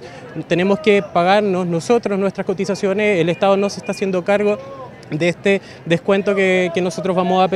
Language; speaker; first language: Spanish; native; Spanish